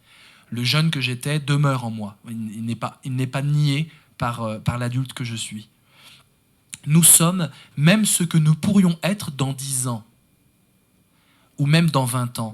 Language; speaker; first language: French; native; French